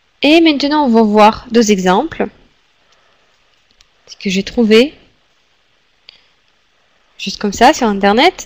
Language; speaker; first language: French; non-native, fluent; Russian